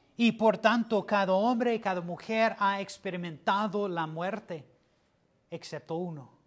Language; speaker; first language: Spanish; non-native, fluent; English